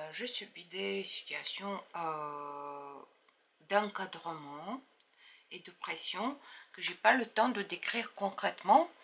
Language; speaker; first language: French; non-native, fluent; Bulgarian